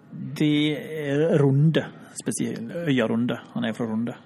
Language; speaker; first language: Norwegian; native; Norwegian